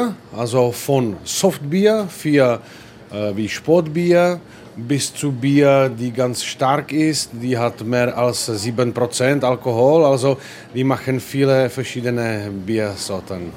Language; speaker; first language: German; non-native, fluent; Czech